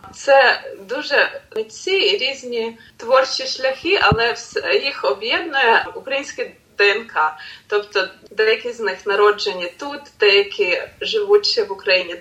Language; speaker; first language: Ukrainian; native; Ukrainian